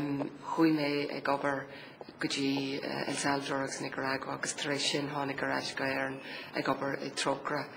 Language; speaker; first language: Irish; non-native, local second language; English